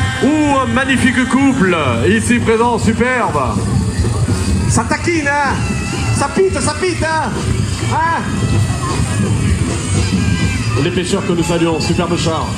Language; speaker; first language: French; native; French